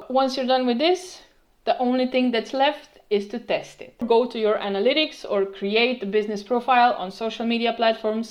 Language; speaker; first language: English; non-native, fluent; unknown